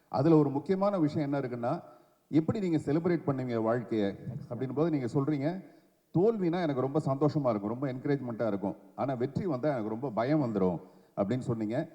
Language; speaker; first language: Tamil; native; Tamil